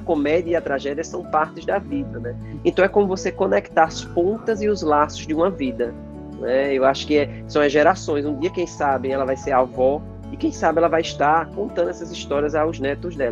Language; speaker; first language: Portuguese; native; Portuguese